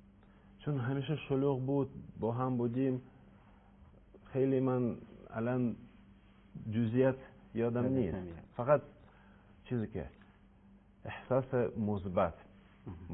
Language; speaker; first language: Persian; non-native, learner; Russian